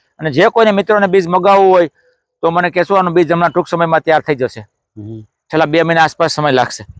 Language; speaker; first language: Gujarati; native; Gujarati